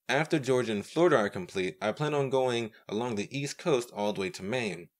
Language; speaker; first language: English; native; English